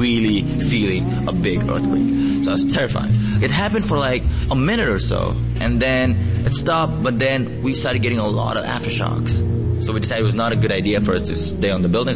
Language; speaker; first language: English; non-native, local second language; Nepali